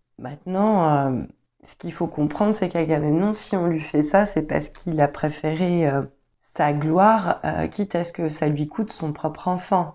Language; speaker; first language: French; native; French